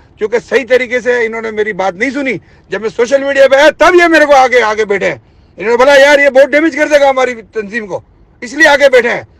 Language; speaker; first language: Urdu; native; Urdu